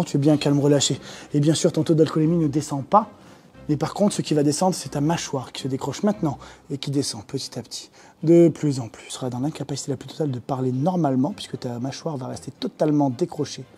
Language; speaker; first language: French; native; French